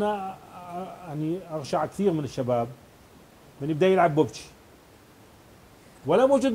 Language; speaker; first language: Arabic; native; Arabic